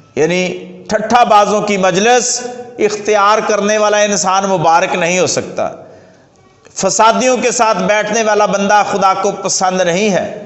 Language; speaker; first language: Urdu; non-native, local second language; Punjabi